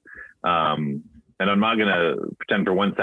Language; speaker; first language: English; native; English